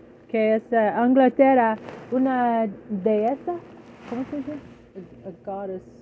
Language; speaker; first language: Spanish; non-native, learner; English